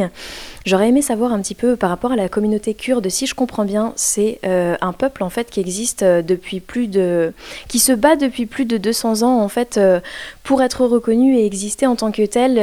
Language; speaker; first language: French; native; French